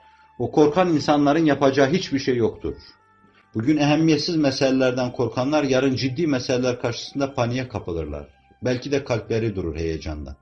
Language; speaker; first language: Turkish; native; Turkish